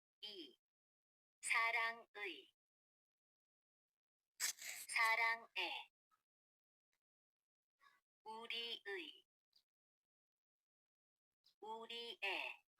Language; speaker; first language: Korean; non-native, fluent; Urdu